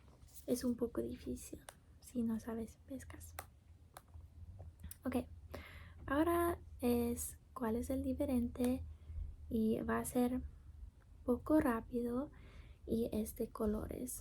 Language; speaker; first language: Spanish; non-native, learner; English